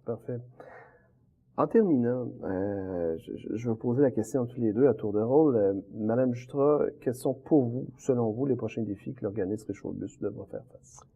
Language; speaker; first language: French; native; French